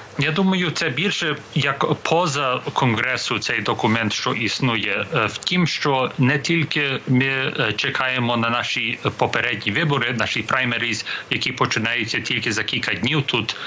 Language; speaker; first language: Ukrainian; early bilingual, heritage; English